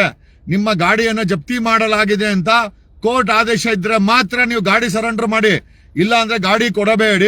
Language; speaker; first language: Kannada; native; Kannada